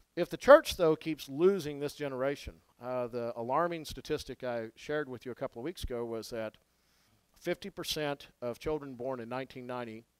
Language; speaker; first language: English; native; English